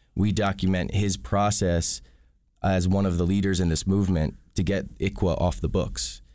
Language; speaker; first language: English; native; English